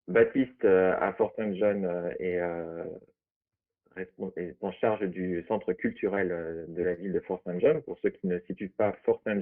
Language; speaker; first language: French; native; French